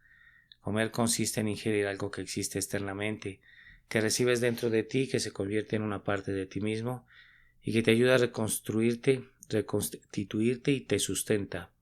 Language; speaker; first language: Spanish; native; Spanish